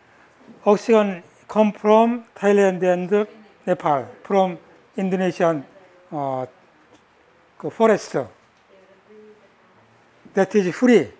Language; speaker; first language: English; non-native, learner; Korean